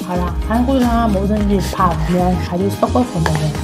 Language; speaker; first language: Korean; non-native, learner; Chinese